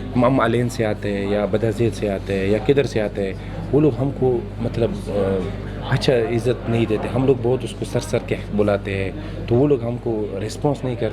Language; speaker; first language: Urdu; non-native, local second language; Pashto